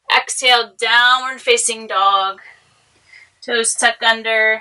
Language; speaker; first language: English; native; English